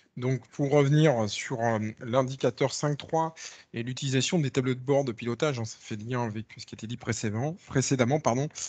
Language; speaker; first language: French; native; French